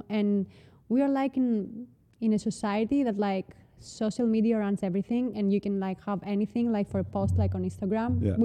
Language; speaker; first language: English; non-native, fluent; Greek